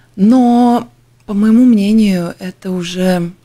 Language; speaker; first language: Russian; native; Russian